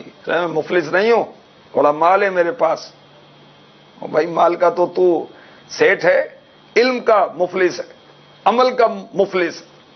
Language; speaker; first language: Urdu; native; Urdu